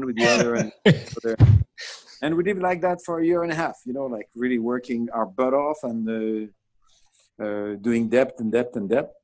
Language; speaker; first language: English; non-native, fluent; French